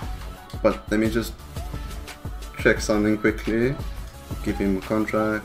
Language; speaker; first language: English; native; English